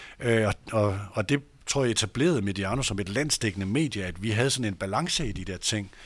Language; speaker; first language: Danish; native; Danish